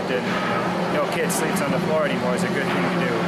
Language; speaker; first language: English; native; English